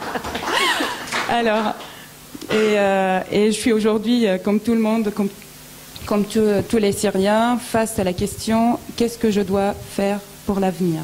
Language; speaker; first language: French; non-native, fluent; Arabic